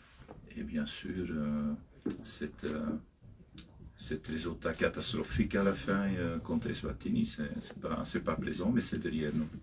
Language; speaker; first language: French; non-native, fluent; Dutch